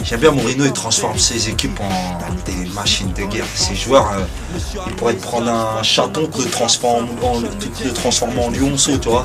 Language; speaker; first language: French; early bilingual, other home language; Arabic